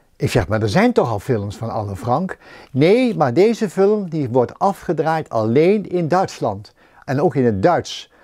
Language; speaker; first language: Dutch; native; Dutch